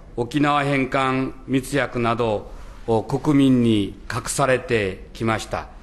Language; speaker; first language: Japanese; native; Japanese